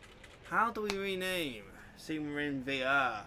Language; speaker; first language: English; native; English